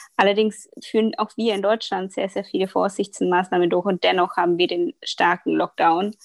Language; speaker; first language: German; native; German